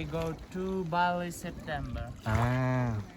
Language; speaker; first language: English; non-native, learner; Indonesian